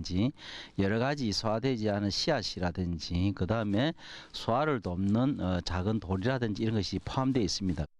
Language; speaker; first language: Korean; native; Korean